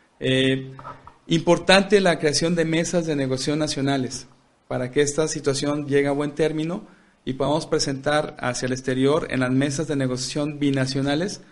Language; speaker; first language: Spanish; native; Spanish